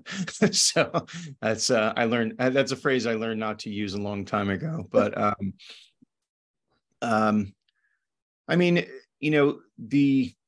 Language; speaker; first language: English; native; English